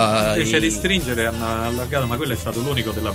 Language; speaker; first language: Italian; native; Italian